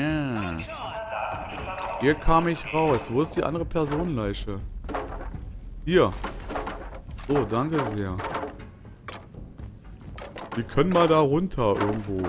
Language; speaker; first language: German; native; German